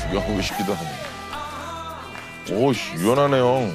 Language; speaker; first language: Korean; native; Korean